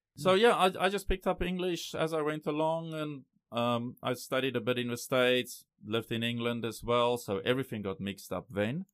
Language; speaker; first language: English; non-native, local second language; Afrikaans